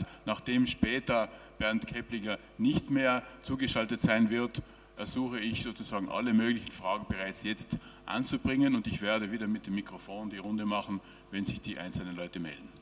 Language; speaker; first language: German; native; German